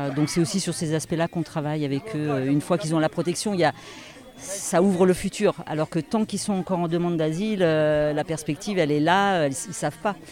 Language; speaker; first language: French; native; French